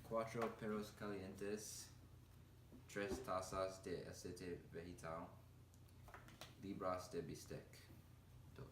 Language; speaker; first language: Spanish; non-native, learner; English